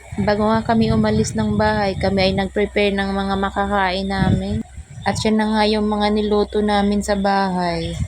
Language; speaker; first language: Filipino; non-native, local second language; Bikol